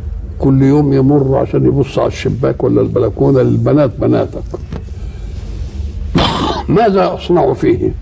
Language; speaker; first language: Arabic; native; Arabic